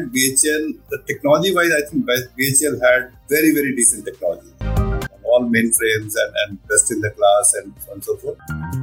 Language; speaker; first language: English; non-native, local second language; Punjabi